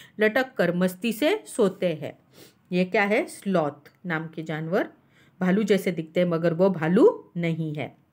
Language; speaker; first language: Hindi; non-native, local second language; Marathi